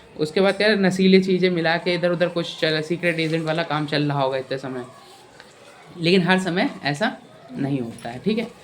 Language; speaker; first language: Hindi; native; Hindi